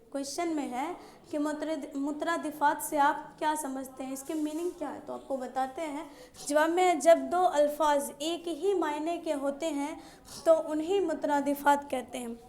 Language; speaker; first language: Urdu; native; Urdu